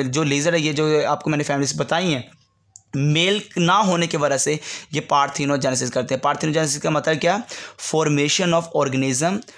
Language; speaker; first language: Hindi; native; Hindi